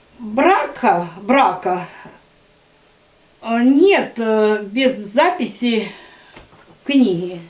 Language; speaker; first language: Russian; native; Russian